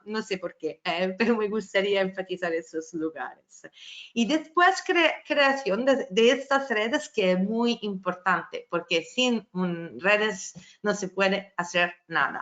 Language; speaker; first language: Spanish; non-native, fluent; Italian